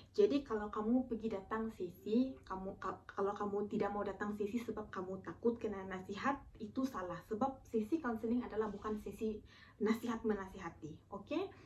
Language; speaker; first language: Malay; native; Malay